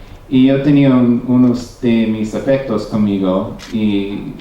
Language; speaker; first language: Spanish; non-native, fluent; English